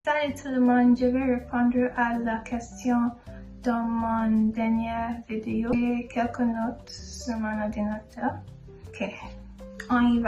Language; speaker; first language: French; non-native, learner; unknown